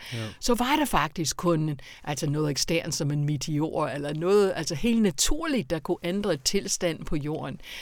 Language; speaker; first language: Danish; non-native, fluent; English